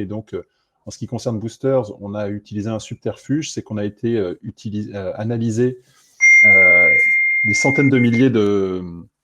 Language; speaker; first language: French; native; French